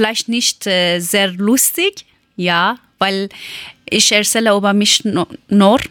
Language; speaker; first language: German; non-native, learner; Persian